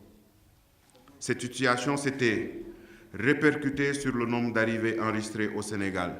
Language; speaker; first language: French; non-native, local second language; Wolof